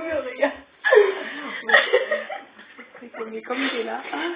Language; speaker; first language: French; native; French